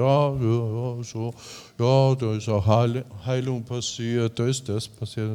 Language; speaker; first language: German; native; German